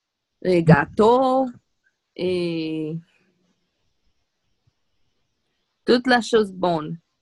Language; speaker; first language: French; non-native, learner; Portuguese